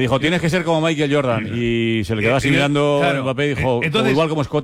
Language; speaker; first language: Spanish; native; Spanish